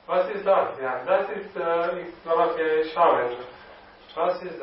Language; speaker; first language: German; non-native, learner; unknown